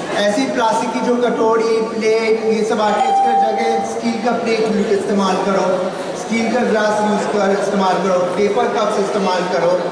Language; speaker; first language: Hindi; native; Hindi